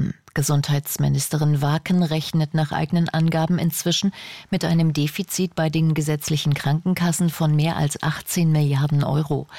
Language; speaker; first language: German; native; German